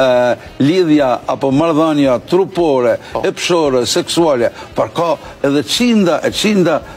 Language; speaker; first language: Albanian; native; Albanian